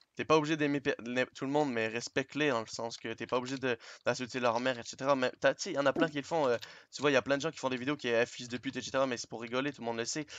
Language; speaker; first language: French; native; French